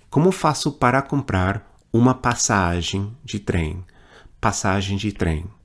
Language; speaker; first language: Portuguese; non-native, fluent; English